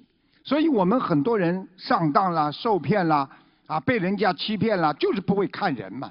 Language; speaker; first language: Chinese; native; Chinese